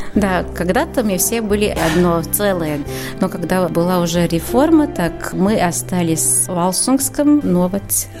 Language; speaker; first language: Russian; non-native, learner; Latvian